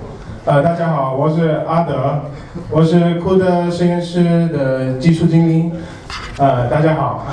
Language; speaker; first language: Chinese; non-native, learner; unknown